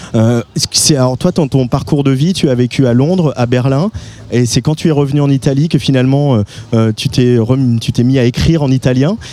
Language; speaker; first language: French; native; French